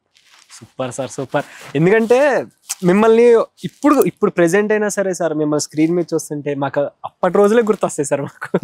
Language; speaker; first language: Telugu; native; Telugu